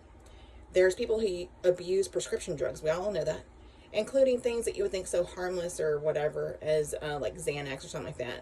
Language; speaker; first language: English; native; English